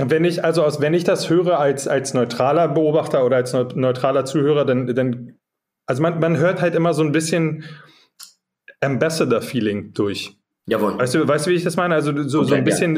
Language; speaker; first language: German; native; German